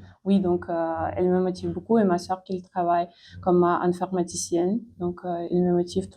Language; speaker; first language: French; non-native, fluent; Ukrainian